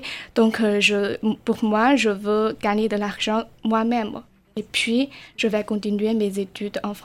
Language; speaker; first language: French; non-native, learner; Chinese